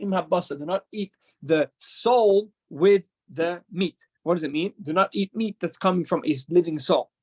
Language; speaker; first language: English; non-native, fluent; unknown